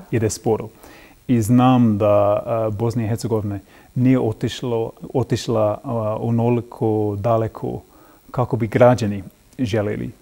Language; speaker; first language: Croatian; non-native, fluent; English